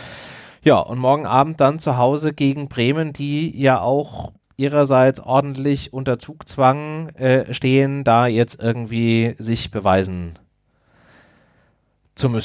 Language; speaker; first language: German; native; German